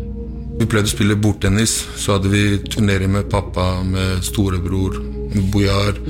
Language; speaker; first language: Norwegian; early bilingual, other home language; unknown